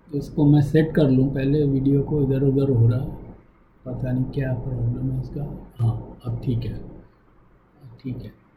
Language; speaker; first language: Hindi; non-native, local second language; Tamil